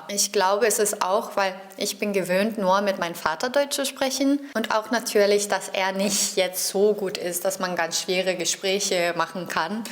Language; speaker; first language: German; early bilingual, heritage; Norwegian